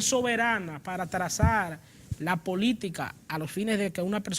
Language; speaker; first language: Spanish; native; Spanish